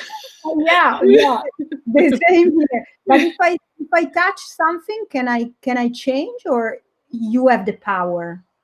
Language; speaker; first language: English; non-native, fluent; Italian